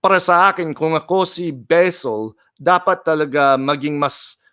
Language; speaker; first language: Filipino; non-native, fluent; English